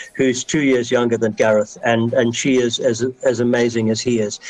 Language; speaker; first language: English; native; English